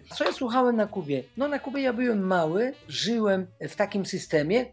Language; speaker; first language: Polish; non-native, fluent; Spanish